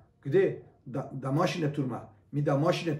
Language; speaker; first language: Russian; non-native, learner; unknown